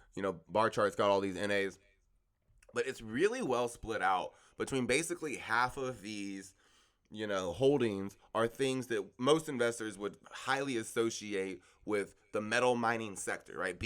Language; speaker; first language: English; native; English